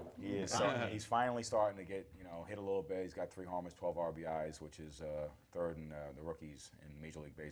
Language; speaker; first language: English; native; English